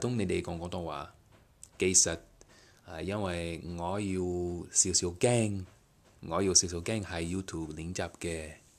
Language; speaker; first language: Cantonese; non-native, learner; English